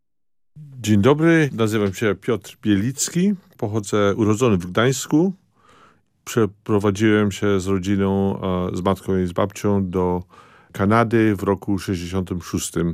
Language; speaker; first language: Polish; early bilingual, heritage; Polish